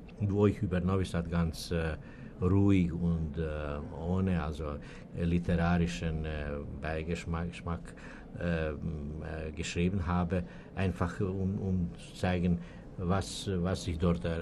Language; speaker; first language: German; non-native, fluent; Serbian